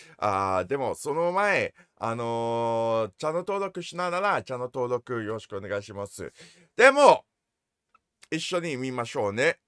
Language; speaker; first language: Japanese; non-native, learner; English